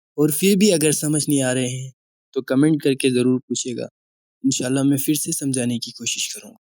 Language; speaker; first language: Urdu; non-native, local second language; Balti